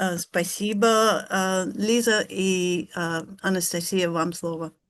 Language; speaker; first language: Russian; non-native, fluent; English